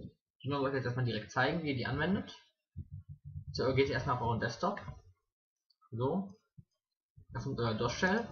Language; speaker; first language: German; native; German